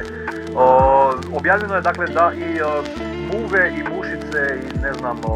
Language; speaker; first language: Croatian; native; Croatian